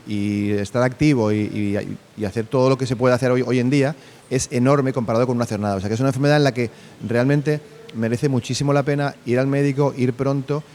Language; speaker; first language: Spanish; native; Spanish